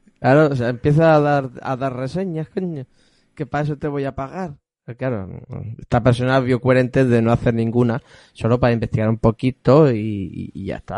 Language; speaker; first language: Spanish; native; Spanish